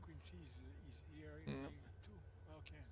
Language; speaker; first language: English; non-native, learner; French